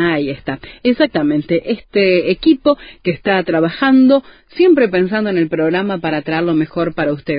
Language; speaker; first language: Spanish; native; Spanish